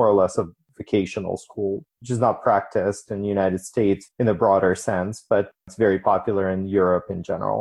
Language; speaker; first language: English; non-native, fluent; Ukrainian